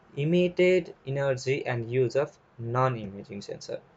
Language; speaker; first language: English; non-native, local second language; Nepali